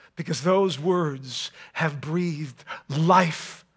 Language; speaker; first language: English; non-native, fluent; Dutch